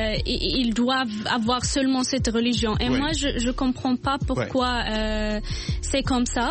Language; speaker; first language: French; non-native, local second language; Arabic